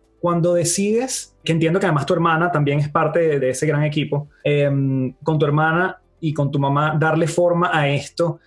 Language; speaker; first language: Spanish; native; Spanish